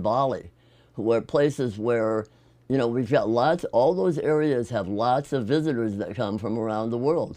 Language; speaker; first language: English; native; English